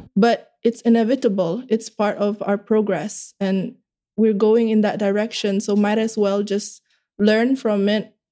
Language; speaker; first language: English; early bilingual, other home language; Indonesian